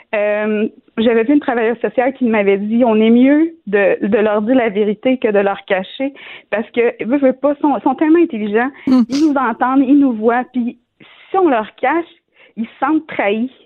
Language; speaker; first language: French; native; French